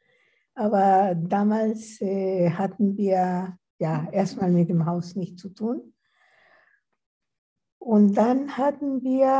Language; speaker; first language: German; non-native, fluent; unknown